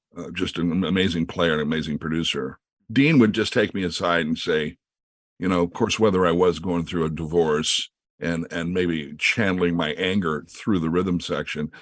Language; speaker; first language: English; native; English